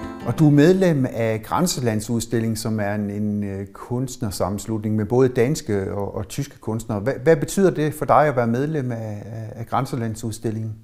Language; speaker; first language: Danish; native; Danish